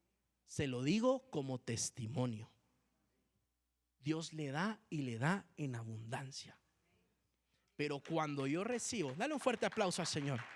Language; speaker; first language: Spanish; native; Spanish